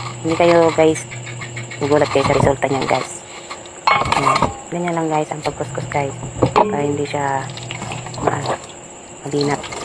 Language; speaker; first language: Filipino; non-native, local second language; Bikol